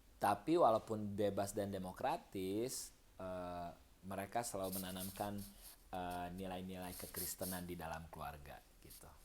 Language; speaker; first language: Indonesian; native; Indonesian